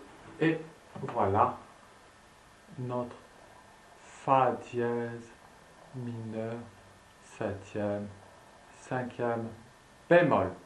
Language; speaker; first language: French; native; French